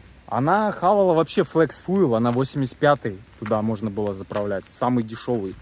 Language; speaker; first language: Russian; native; Russian